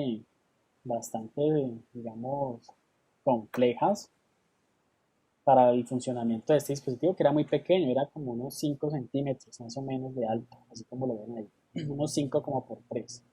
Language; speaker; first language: Spanish; native; Spanish